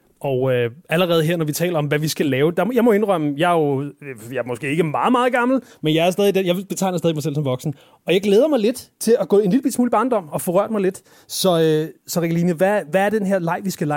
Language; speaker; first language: Danish; native; Danish